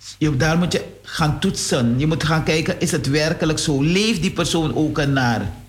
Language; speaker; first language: Dutch; native; Dutch